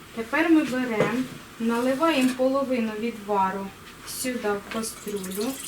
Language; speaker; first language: Ukrainian; native; Ukrainian